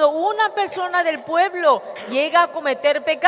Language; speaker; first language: Spanish; native; Spanish